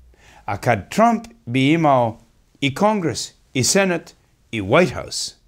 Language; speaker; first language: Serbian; early bilingual, heritage; English